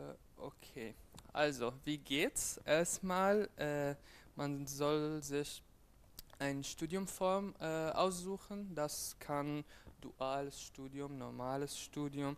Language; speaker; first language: German; non-native, fluent; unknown